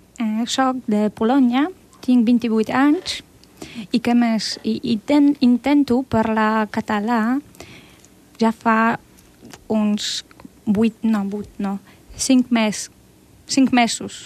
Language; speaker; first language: Catalan; non-native, learner; Polish